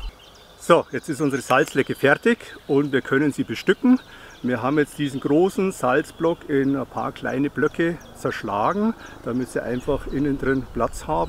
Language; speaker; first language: German; native; German